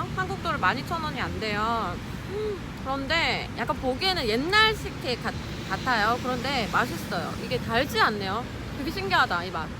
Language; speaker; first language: Korean; native; Korean